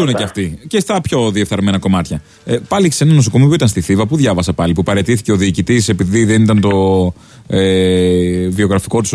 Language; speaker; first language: Greek; native; Greek